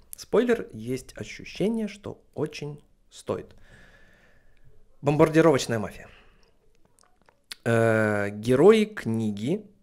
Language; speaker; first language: Russian; native; Russian